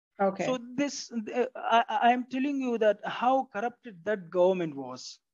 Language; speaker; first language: English; non-native, fluent; Pashto